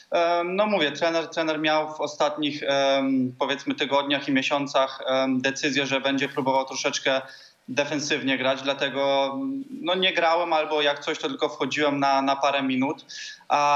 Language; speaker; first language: Polish; early bilingual, heritage; Polish